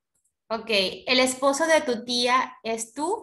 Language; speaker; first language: Spanish; non-native, learner; English